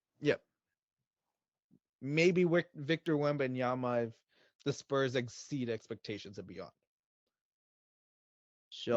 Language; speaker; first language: English; native; English